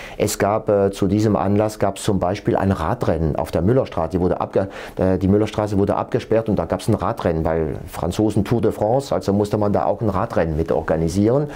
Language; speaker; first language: German; non-native, local second language; French